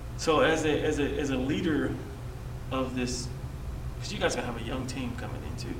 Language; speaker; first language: English; native; English